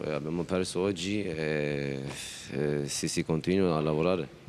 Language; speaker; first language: Italian; non-native, fluent; Turkish